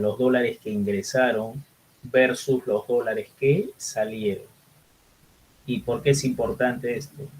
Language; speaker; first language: Spanish; native; Spanish